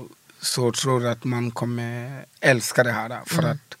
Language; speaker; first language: Swedish; early bilingual, other home language; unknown